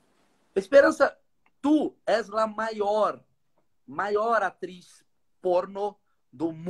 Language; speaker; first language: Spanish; non-native, learner; Portuguese